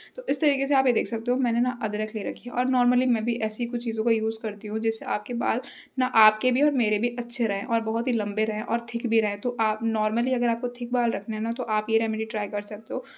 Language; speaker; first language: Hindi; native; Hindi